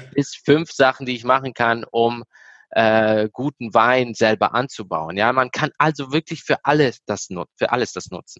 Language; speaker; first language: German; early bilingual, heritage; German